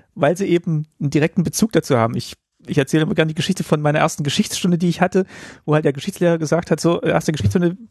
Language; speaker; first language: German; native; German